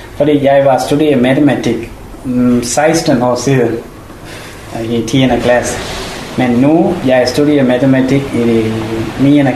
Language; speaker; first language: Danish; non-native, learner; Tamil